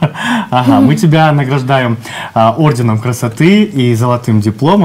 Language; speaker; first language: Russian; non-native, local second language; Kyrgyz